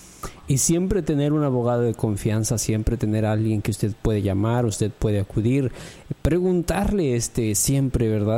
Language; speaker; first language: Spanish; native; Spanish